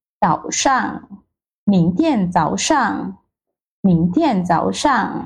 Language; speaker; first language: Chinese; non-native, fluent; Indonesian